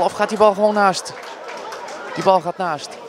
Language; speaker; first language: Dutch; native; Dutch